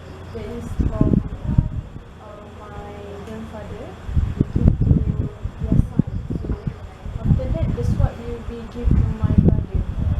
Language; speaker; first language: English; non-native, learner; Malay